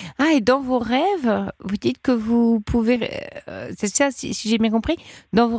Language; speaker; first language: French; native; French